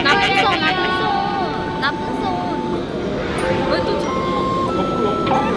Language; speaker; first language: Korean; non-native, fluent; Chinese